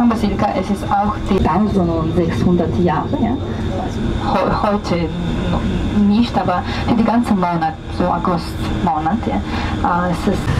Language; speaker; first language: German; non-native, learner; Italian